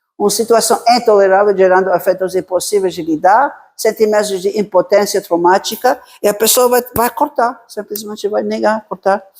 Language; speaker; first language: Portuguese; non-native, fluent; Italian